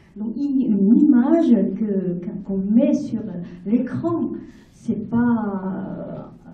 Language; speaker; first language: French; non-native, fluent; Vietnamese